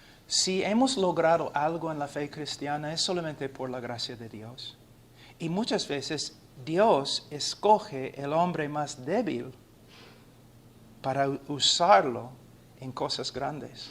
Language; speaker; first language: Spanish; non-native, fluent; English